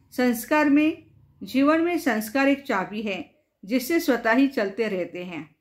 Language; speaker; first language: Hindi; non-native, local second language; Marathi